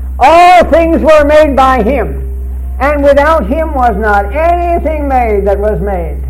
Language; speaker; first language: English; early bilingual, other home language; Chinese